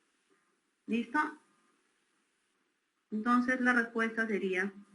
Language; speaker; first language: Spanish; native; Spanish